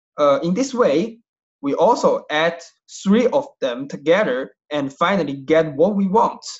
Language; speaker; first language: English; non-native, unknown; Chinese